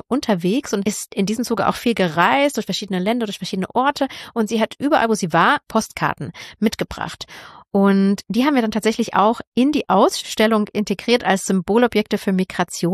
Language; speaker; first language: German; native; German